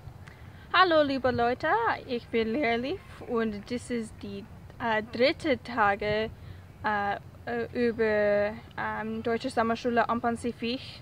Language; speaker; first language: German; non-native, learner; English